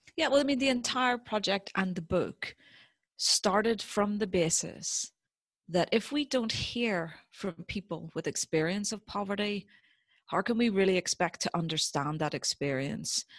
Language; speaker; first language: English; native; English